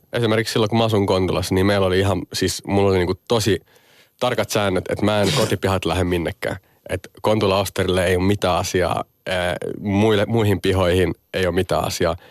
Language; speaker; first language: Finnish; early bilingual, other home language; Somali